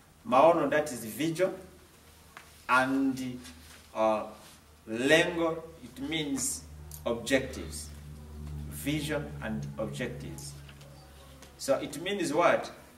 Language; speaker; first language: English; non-native, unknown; Swahili